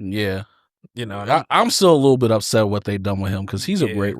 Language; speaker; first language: English; native; English